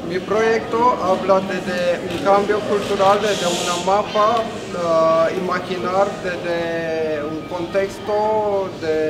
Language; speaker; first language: Spanish; non-native, learner; Romanian